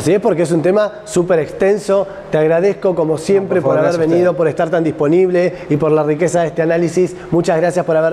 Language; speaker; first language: Spanish; native; Spanish